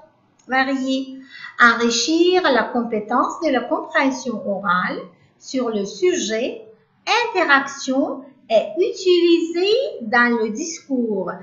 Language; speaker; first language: French; non-native, learner; Uzbek